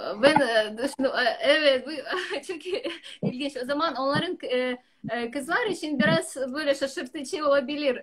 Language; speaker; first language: Turkish; non-native, learner; Russian